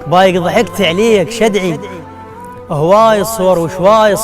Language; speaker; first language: Arabic; native; Arabic